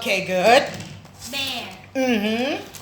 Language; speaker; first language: English; non-native, fluent; Thai